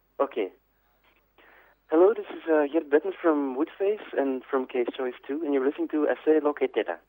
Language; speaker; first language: English; non-native, fluent; Dutch